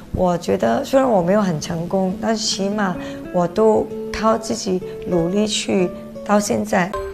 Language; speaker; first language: Chinese; non-native, local second language; Cantonese